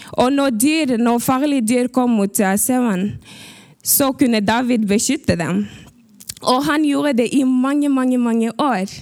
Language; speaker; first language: Norwegian; early bilingual, other home language; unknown